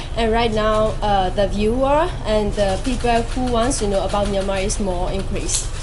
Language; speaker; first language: English; non-native, fluent; Burmese